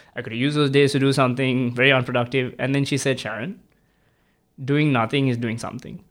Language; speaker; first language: English; non-native, local second language; Tamil